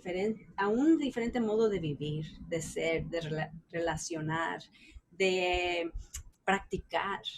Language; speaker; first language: Spanish; early bilingual, heritage; Spanish